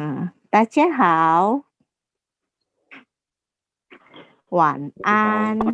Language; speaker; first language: Chinese; non-native, fluent; Indonesian